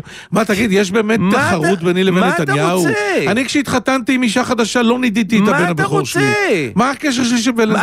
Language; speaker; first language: Hebrew; native; Hebrew